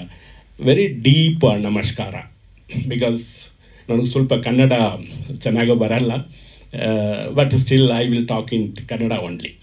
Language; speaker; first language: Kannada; non-native, learner; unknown